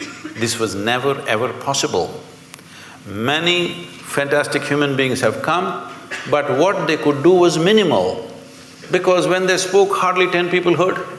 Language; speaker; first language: English; non-native, local second language; Kannada